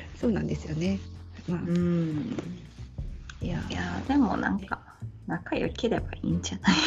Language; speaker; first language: Japanese; native; Japanese